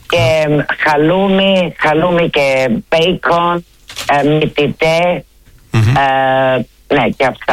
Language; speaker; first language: Greek; early bilingual, heritage; Greek